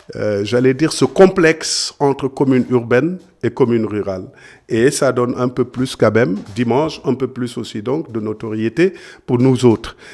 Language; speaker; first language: French; non-native, local second language; Serer